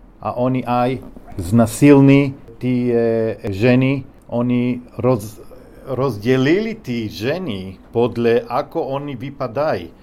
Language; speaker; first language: Czech; non-native, learner; Hebrew